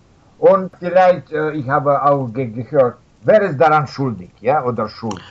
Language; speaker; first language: German; non-native, learner; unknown